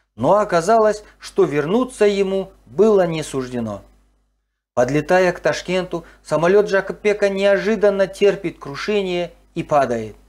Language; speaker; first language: Russian; non-native, local second language; Kazakh